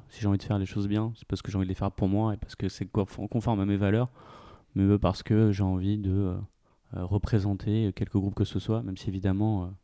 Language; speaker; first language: French; native; French